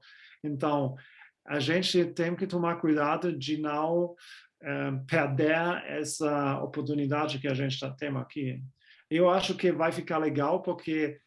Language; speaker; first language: Portuguese; non-native, fluent; German